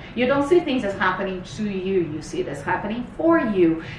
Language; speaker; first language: English; non-native, fluent; Portuguese